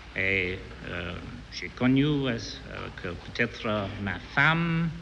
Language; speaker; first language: French; non-native, learner; English